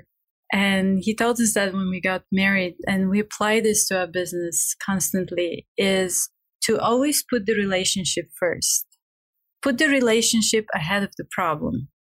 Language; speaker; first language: English; non-native, fluent; Bulgarian